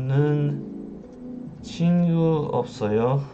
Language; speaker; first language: Korean; non-native, learner; English